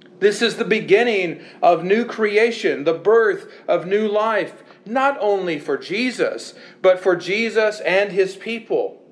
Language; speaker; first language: English; native; English